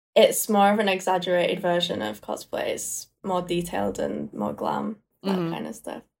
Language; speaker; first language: English; native; English